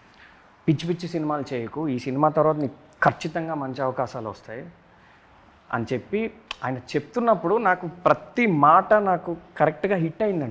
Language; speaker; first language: Telugu; native; Telugu